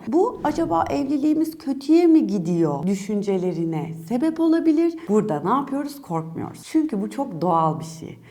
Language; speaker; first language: Turkish; native; Turkish